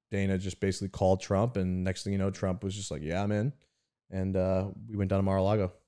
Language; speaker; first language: English; native; English